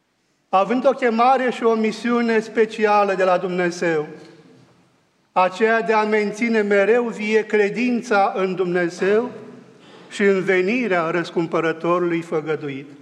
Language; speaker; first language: Romanian; native; Romanian